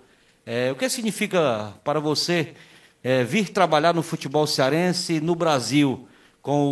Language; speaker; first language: Portuguese; native; Portuguese